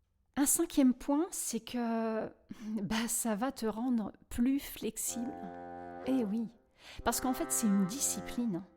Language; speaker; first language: French; native; French